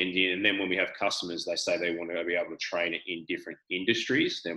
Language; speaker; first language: English; native; English